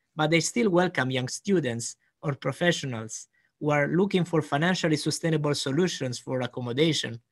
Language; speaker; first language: English; non-native, fluent; Italian